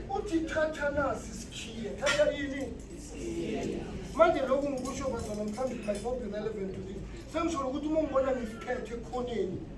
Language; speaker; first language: Zulu; native; Zulu